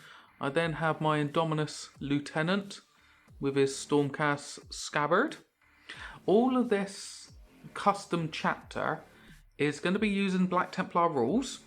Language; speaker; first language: English; native; English